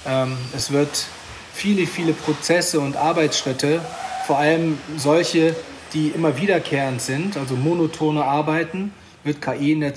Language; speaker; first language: German; native; German